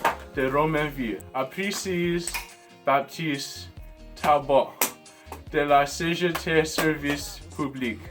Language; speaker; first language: French; non-native, learner; English